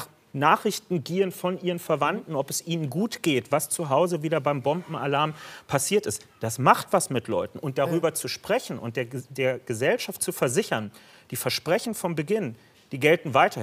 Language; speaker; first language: German; native; German